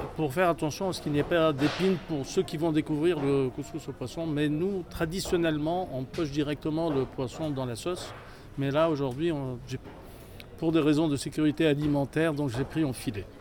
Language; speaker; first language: French; non-native, local second language; Arabic